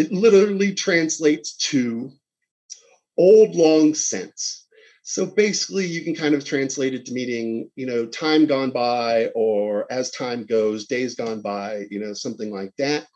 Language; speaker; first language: English; native; English